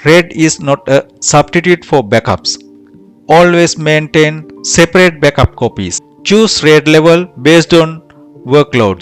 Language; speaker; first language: English; non-native, fluent; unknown